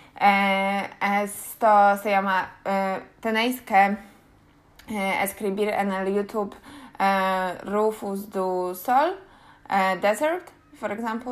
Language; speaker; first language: Spanish; non-native, learner; Polish